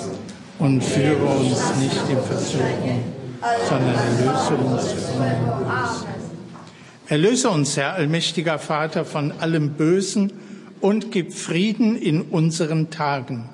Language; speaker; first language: German; native; German